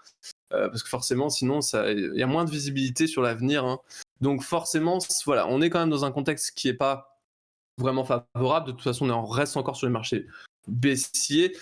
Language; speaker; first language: French; native; French